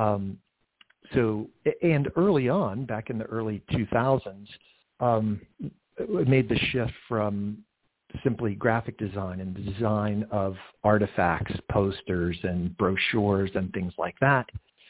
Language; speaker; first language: English; native; English